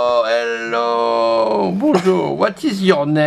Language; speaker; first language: English; non-native, learner; French